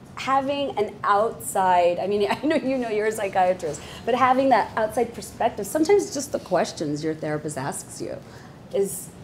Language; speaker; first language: English; non-native, local second language; Bangla